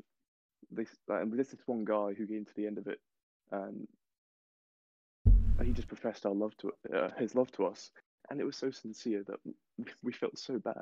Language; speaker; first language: English; native; English